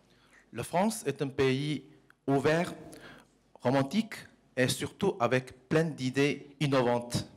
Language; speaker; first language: French; non-native, learner; Chinese